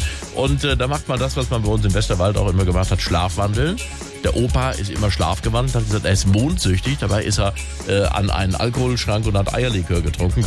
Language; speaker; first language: German; native; German